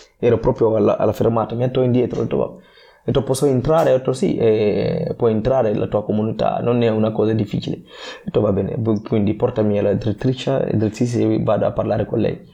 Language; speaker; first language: Italian; non-native, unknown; Fula